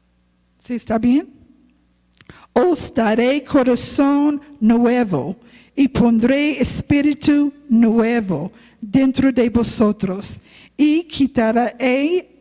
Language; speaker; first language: Spanish; non-native, learner; English